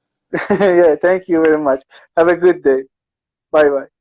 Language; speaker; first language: English; non-native, learner; Persian